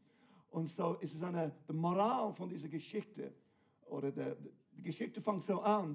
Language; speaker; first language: German; non-native, fluent; English